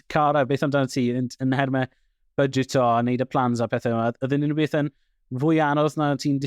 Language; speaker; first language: Welsh; native; Welsh